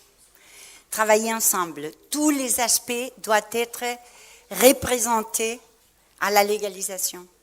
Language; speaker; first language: French; non-native, fluent; Spanish